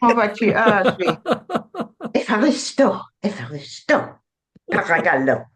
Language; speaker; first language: French; non-native, learner; English